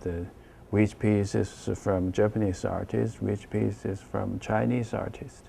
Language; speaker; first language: English; non-native, learner; Chinese